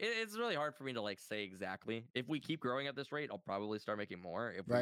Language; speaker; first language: English; native; English